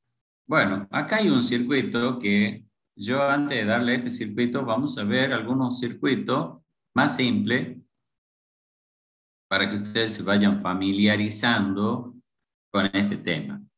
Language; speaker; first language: Spanish; native; Spanish